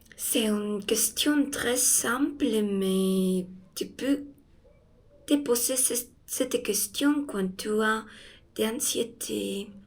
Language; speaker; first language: French; non-native, learner; Spanish